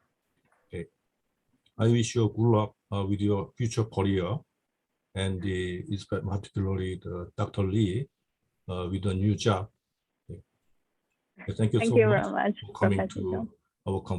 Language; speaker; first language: English; non-native, fluent; Korean